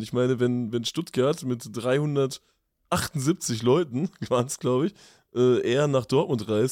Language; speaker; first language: German; native; German